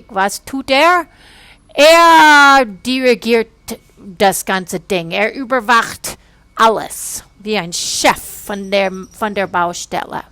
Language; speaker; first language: German; non-native, fluent; English